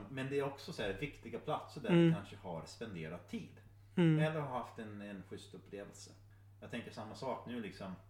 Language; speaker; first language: Swedish; non-native, fluent; English